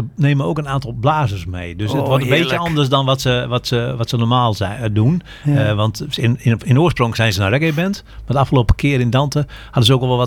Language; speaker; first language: Dutch; native; Dutch